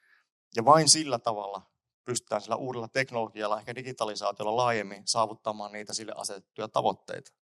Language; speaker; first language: Finnish; native; Finnish